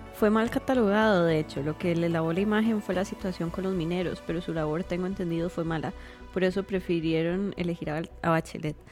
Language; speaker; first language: Spanish; native; Spanish